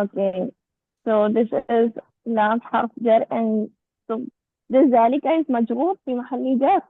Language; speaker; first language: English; non-native, learner; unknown